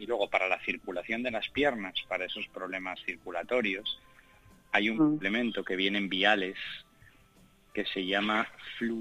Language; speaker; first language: Spanish; native; Spanish